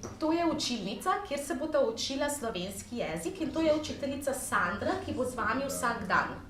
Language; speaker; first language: Slovenian; native; Slovenian